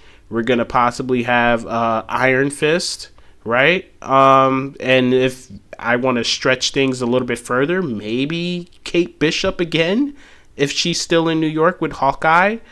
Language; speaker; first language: English; native; English